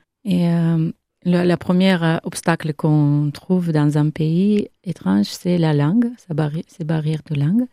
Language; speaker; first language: French; non-native, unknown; Armenian